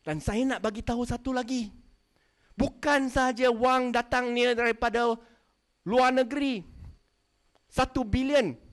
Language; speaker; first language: Malay; non-native, local second language; Chinese